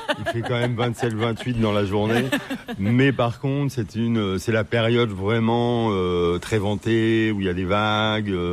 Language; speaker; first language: French; native; French